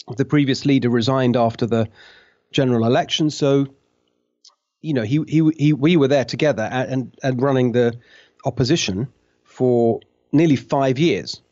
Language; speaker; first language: English; native; English